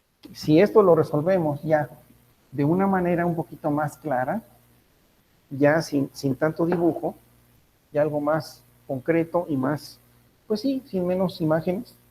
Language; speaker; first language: Spanish; native; Spanish